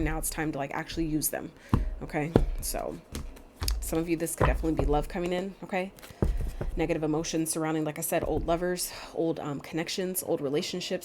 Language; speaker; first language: English; native; English